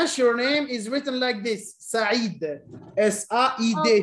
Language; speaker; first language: English; non-native, fluent; Arabic